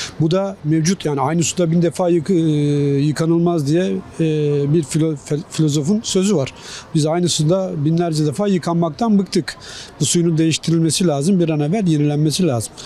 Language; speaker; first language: Turkish; native; Turkish